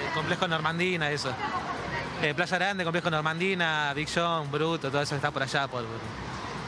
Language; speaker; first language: Spanish; native; Spanish